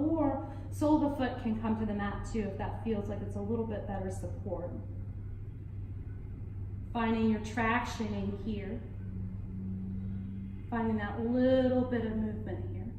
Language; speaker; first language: English; native; English